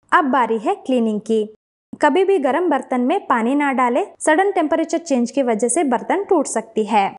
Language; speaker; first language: Hindi; non-native, local second language; Kannada